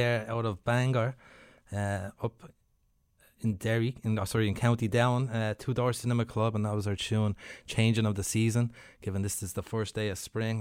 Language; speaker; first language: English; native; English